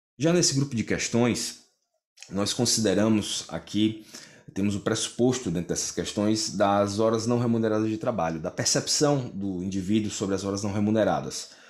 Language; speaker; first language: Portuguese; native; Portuguese